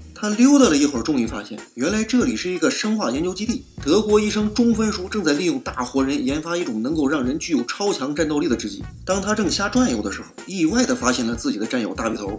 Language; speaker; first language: Chinese; native; Chinese